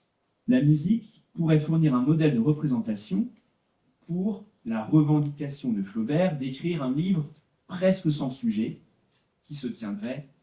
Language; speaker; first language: French; native; French